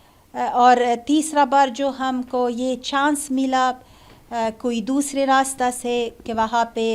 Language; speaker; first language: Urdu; non-native, learner; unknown